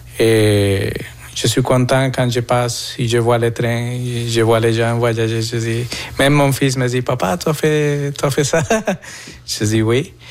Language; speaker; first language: French; non-native, fluent; Spanish